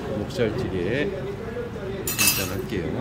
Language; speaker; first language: Korean; native; Korean